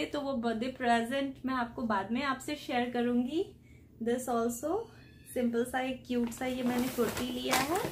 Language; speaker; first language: Hindi; native; Hindi